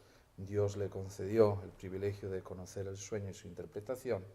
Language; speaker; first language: Spanish; native; Spanish